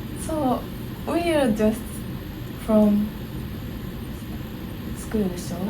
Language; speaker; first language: English; non-native, learner; Japanese